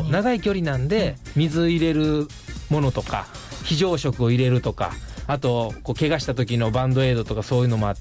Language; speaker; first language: Japanese; native; Japanese